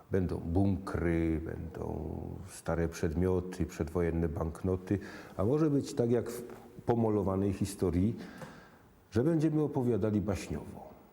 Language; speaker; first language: Polish; native; Polish